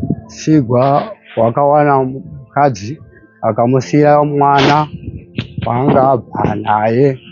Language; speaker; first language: Shona; native; Shona